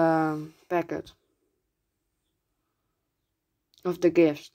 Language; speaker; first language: English; non-native, learner; Dutch